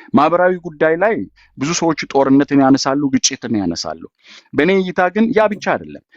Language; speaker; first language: Amharic; non-native, local second language; Oromo